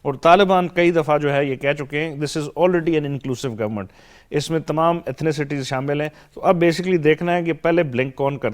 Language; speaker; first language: Urdu; native; Urdu